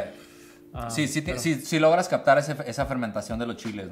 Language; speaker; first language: Spanish; native; Spanish